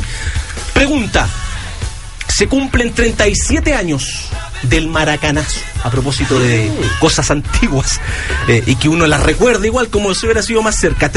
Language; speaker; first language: Spanish; native; Spanish